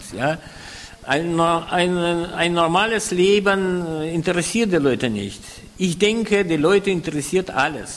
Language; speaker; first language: German; non-native, fluent; Russian